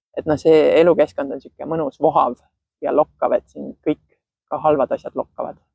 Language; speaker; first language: Estonian; native; Estonian